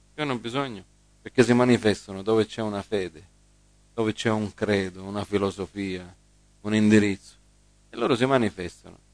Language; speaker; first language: Italian; early bilingual, heritage; English